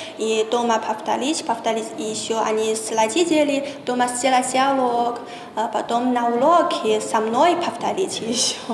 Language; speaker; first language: Russian; non-native, learner; Chinese